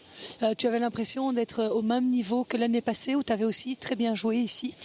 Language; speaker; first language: French; native; French